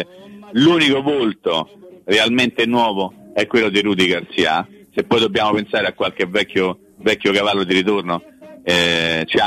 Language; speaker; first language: Italian; native; Italian